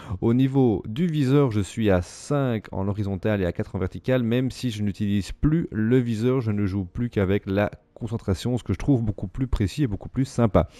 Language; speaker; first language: French; native; French